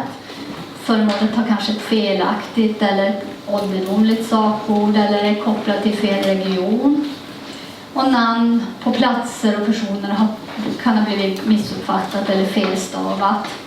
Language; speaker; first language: Swedish; native; Swedish